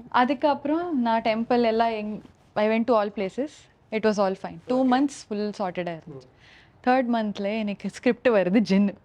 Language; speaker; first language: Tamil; early bilingual, heritage; Tamil